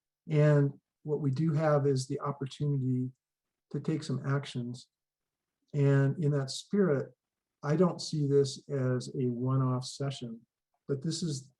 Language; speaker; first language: English; native; English